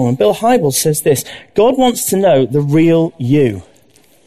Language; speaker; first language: English; native; English